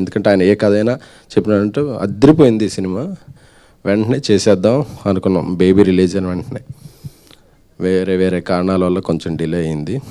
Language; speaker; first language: Telugu; native; Telugu